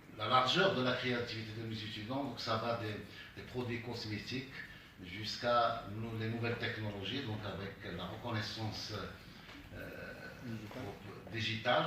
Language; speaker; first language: French; native; French